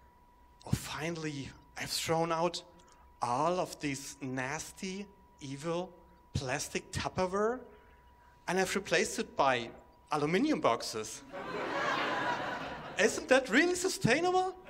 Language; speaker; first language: English; non-native, fluent; German